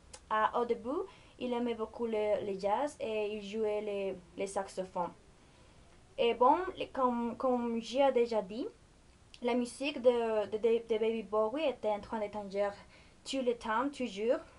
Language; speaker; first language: French; non-native, learner; Spanish